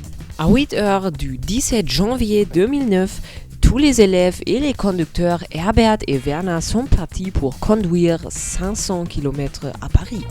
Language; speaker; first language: French; non-native, learner; German